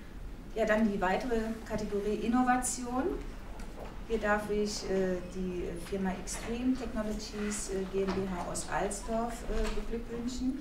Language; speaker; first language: German; native; German